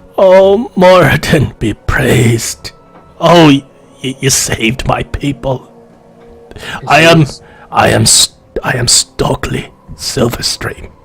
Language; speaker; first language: English; native; English